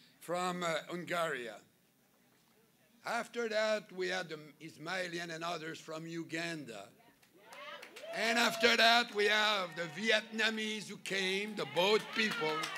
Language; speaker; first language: English; non-native, fluent; French